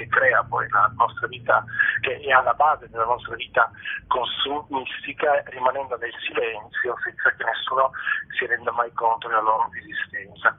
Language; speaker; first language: Italian; native; Italian